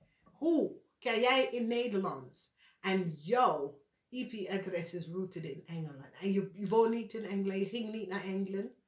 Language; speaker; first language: Dutch; non-native, fluent; English